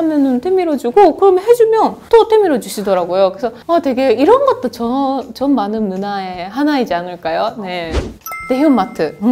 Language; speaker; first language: Korean; non-native, fluent; Japanese